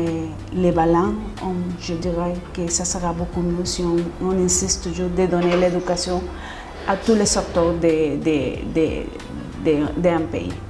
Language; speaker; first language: French; non-native, fluent; Spanish